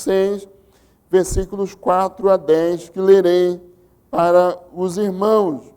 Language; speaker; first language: Portuguese; native; Portuguese